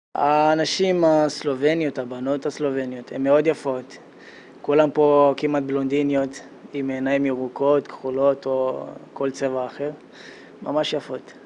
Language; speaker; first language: Hebrew; early bilingual, other home language; Amharic